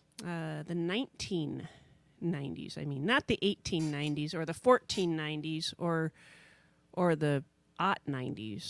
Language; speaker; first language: English; native; English